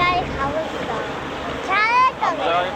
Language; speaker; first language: Korean; early bilingual, heritage; Korean